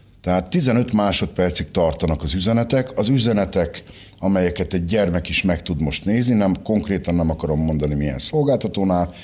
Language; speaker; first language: Hungarian; native; Hungarian